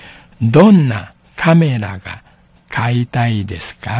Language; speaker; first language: Japanese; non-native, fluent; Min Nan Chinese